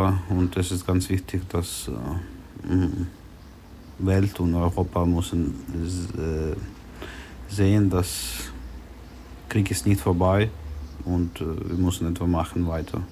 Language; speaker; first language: German; non-native, learner; Ukrainian